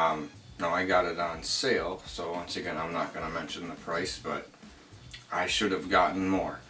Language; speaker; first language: English; native; English